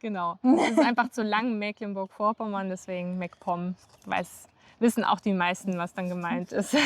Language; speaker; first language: German; native; German